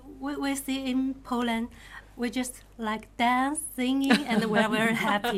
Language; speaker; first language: English; non-native, learner; Chinese